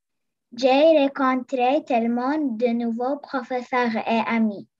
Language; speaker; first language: French; non-native, local second language; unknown